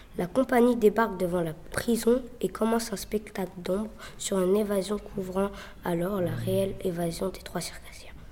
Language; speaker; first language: French; native; French